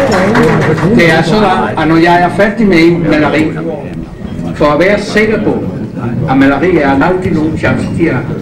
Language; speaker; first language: Danish; non-native, fluent; Spanish